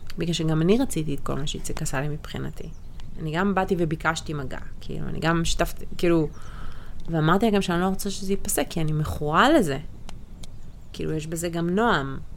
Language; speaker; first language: Hebrew; native; Hebrew